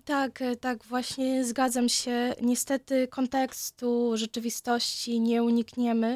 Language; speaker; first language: Polish; non-native, fluent; Ukrainian